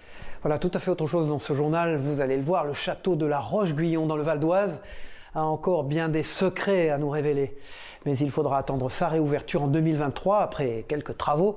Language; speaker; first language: French; native; French